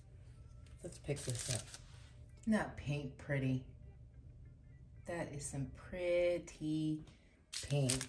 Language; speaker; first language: English; native; English